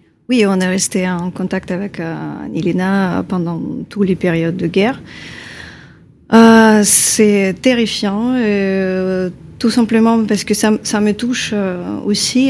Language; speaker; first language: French; non-native, fluent; Russian